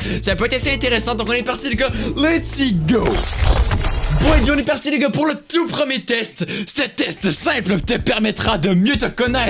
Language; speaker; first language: French; native; French